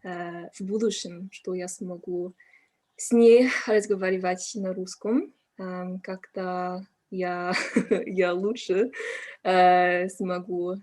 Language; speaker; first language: Russian; non-native, learner; English